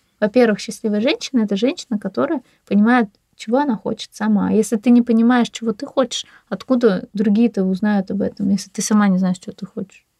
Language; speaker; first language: Russian; native; Russian